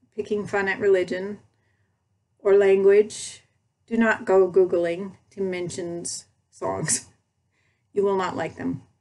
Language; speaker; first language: English; native; English